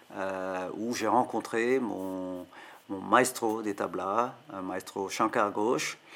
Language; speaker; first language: French; native; French